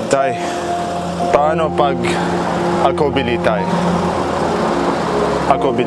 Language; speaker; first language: Filipino; non-native, learner; Arabic